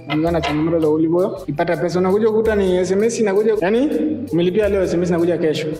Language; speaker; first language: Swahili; native; Swahili